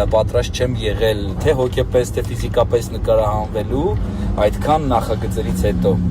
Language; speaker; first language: Armenian; native; Armenian